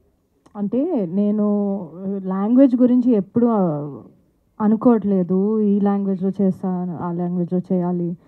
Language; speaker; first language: Telugu; non-native, fluent; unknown